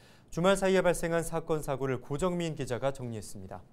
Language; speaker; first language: Korean; native; Korean